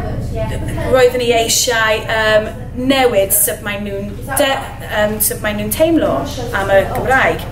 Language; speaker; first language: Welsh; non-native, learner; English